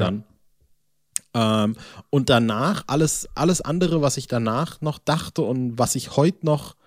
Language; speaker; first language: German; native; German